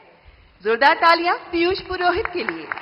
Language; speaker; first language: Hindi; native; Hindi